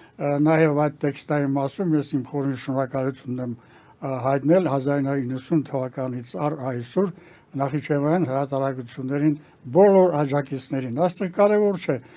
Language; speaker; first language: Armenian; native; Armenian